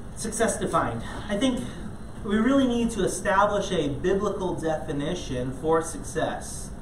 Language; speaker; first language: English; native; English